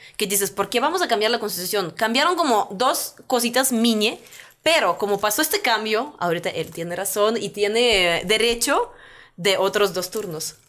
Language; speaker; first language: Spanish; non-native, fluent; Russian